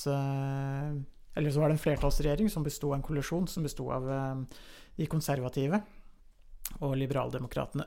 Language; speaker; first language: Norwegian; native; Norwegian